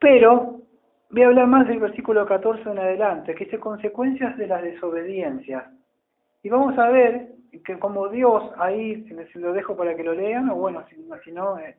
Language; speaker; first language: Spanish; native; Spanish